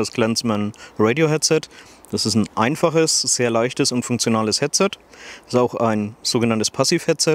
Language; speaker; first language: German; native; German